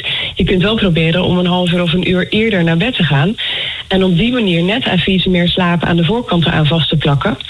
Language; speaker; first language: Dutch; native; Dutch